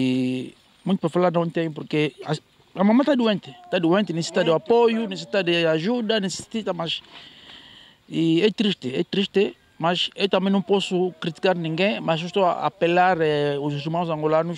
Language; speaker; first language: Portuguese; native; Portuguese